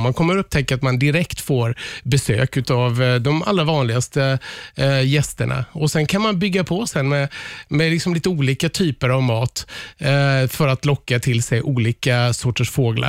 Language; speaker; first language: Swedish; native; Swedish